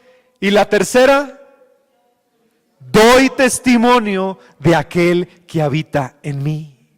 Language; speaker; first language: Spanish; native; Spanish